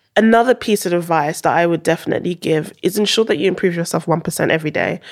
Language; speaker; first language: English; early bilingual, heritage; English